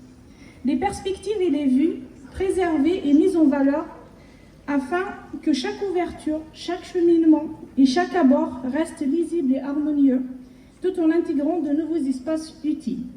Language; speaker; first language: French; native; French